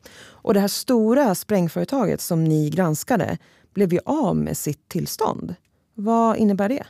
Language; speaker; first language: Swedish; native; Swedish